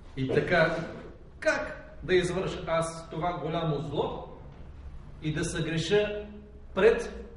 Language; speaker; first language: Bulgarian; native; Bulgarian